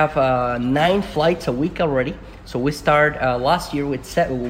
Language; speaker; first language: English; non-native, fluent; Spanish